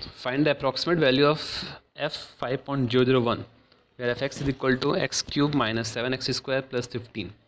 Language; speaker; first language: English; non-native, local second language; Hindi